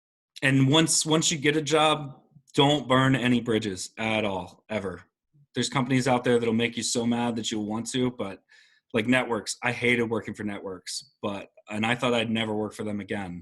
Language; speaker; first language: English; native; English